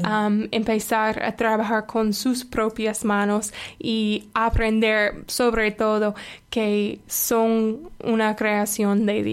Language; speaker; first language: Spanish; non-native, fluent; English